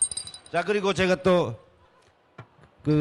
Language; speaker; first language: Korean; native; Korean